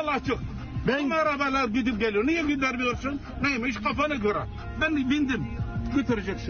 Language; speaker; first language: Turkish; non-native, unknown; Arabic